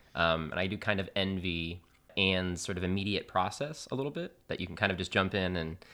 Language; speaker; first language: English; native; English